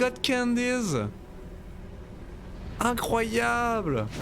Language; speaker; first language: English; non-native, learner; French